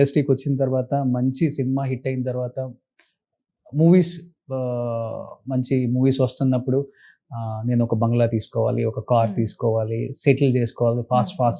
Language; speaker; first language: Telugu; native; Telugu